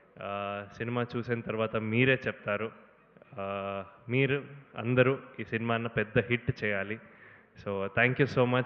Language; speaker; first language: Telugu; non-native, learner; Kannada